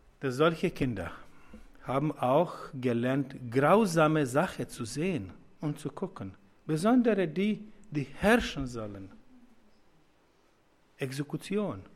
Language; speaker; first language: German; non-native, learner; Croatian